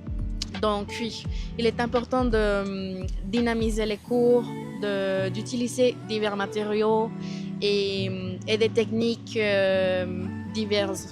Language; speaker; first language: French; non-native, fluent; Spanish